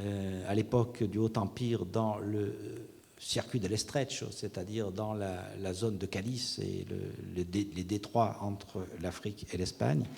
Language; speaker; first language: French; native; French